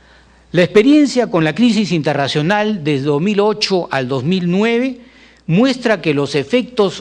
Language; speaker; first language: Spanish; native; Spanish